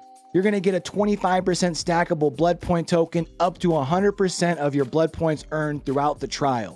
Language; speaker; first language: English; native; English